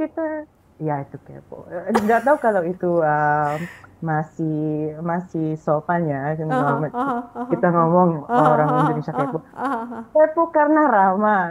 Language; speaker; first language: Indonesian; non-native, fluent; Filipino